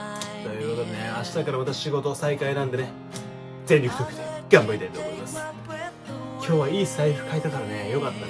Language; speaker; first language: Japanese; native; Japanese